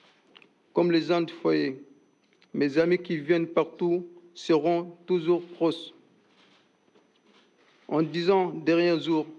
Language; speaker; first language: French; non-native, learner; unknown